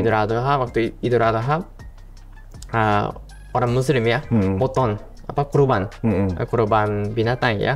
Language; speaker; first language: Indonesian; non-native, fluent; Japanese